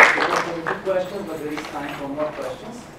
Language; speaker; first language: English; non-native, fluent; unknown